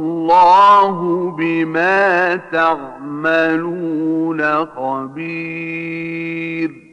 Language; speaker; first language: Arabic; native; Arabic